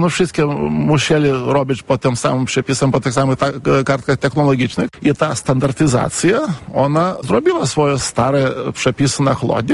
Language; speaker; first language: Polish; non-native, fluent; Lithuanian